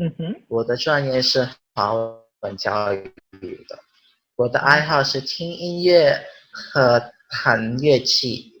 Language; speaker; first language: Chinese; non-native, learner; Filipino